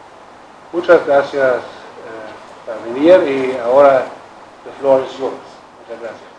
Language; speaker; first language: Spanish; non-native, learner; German